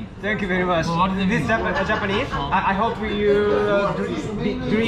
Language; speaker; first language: English; non-native, learner; Japanese